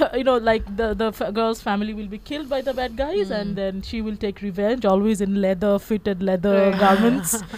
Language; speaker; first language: English; non-native, local second language; Bangla